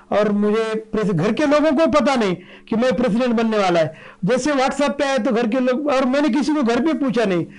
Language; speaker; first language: Hindi; non-native, local second language; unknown